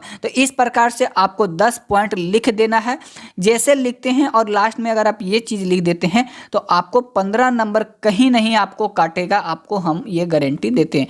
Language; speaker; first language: Hindi; native; Hindi